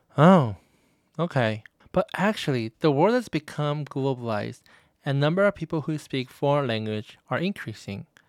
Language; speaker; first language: English; native; English